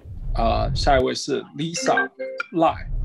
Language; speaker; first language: Chinese; native; Chinese